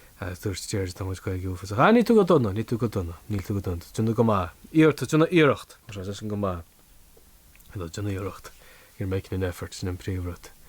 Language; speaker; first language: Irish; native; Irish